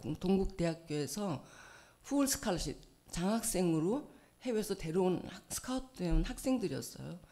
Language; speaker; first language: Korean; native; Korean